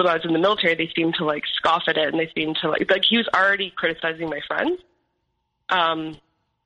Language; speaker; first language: English; native; English